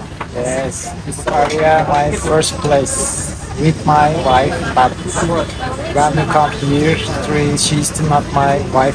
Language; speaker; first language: English; non-native, learner; Turkish